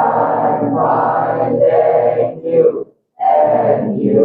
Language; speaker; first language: English; non-native, learner; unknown